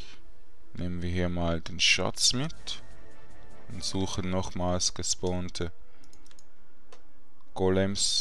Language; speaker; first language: German; native; German